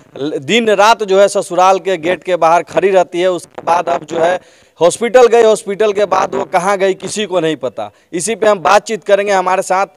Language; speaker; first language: Hindi; native; Hindi